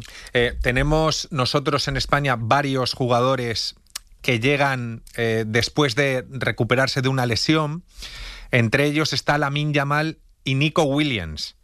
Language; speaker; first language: Spanish; native; Spanish